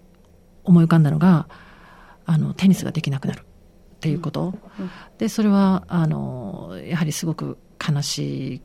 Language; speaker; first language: Japanese; native; Japanese